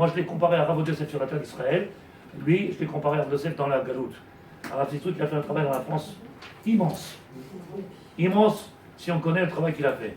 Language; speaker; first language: French; native; French